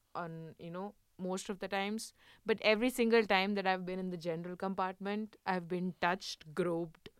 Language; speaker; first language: English; non-native, local second language; Hindi